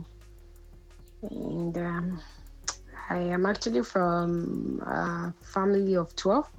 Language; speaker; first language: English; non-native, local second language; Yoruba